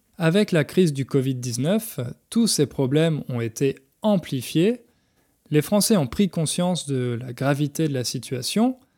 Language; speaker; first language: French; native; French